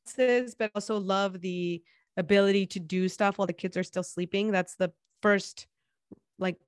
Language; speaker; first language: English; non-native, fluent; Spanish